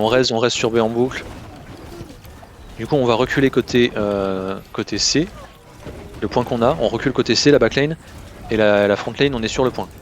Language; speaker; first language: French; native; French